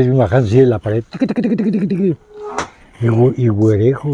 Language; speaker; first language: Spanish; native; Spanish